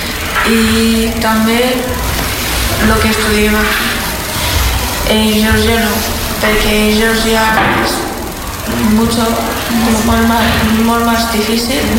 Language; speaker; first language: Catalan; non-native, learner; Georgian